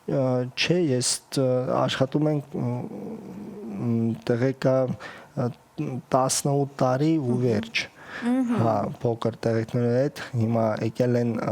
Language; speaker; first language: Armenian; early bilingual, heritage; Russian